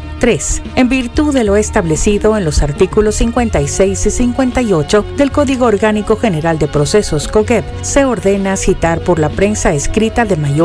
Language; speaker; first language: Spanish; native; Spanish